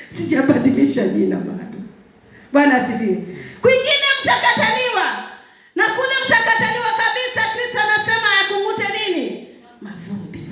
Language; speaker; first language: Swahili; non-native, local second language; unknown